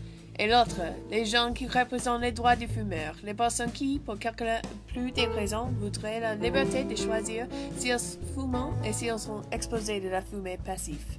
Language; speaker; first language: French; non-native, learner; English